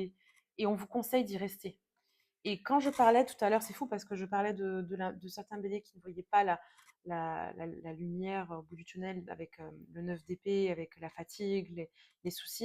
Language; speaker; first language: French; native; French